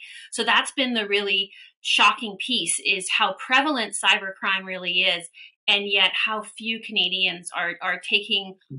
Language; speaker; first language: English; native; English